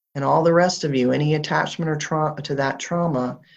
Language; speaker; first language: English; native; English